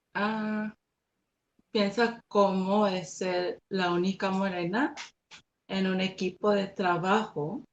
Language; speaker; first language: Spanish; non-native, learner; English